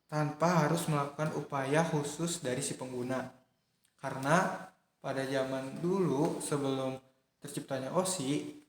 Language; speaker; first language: Indonesian; native; Indonesian